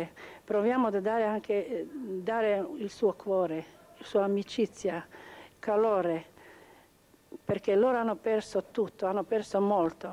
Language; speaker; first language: Italian; non-native, local second language; Croatian